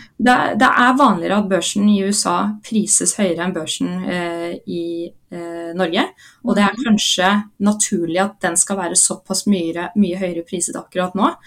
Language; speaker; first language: Norwegian; native; Norwegian